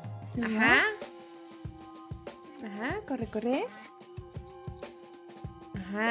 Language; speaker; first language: Spanish; native; Spanish